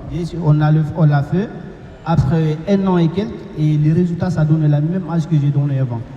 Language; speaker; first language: French; non-native, local second language; Fula